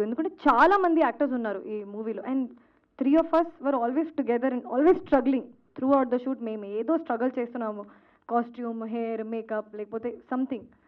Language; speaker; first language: Telugu; non-native, learner; Hindi